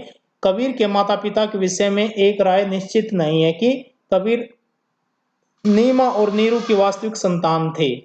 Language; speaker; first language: Hindi; native; Hindi